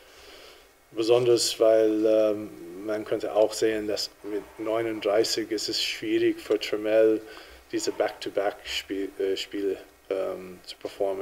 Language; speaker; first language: German; non-native, fluent; English